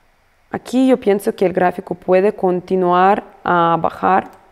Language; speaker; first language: Spanish; non-native, fluent; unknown